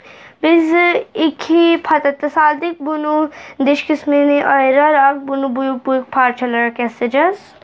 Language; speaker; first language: Turkish; non-native, learner; Urdu